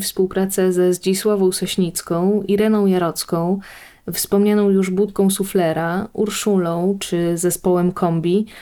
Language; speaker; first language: Polish; native; Polish